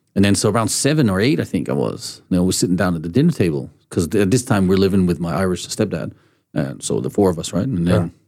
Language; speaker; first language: English; early bilingual, other home language; Danish